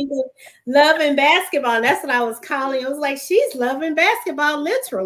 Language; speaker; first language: English; native; English